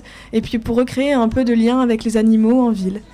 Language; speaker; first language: French; native; French